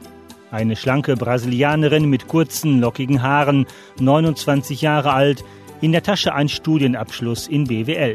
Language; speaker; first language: German; native; German